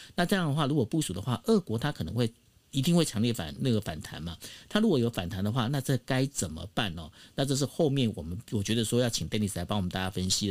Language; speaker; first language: Chinese; native; Chinese